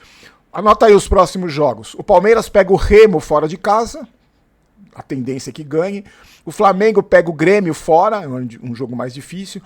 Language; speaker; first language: Portuguese; native; Portuguese